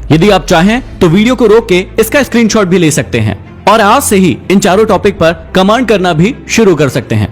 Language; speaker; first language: Hindi; native; Hindi